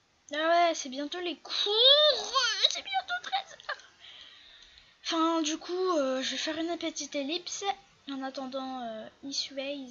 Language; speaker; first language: French; native; French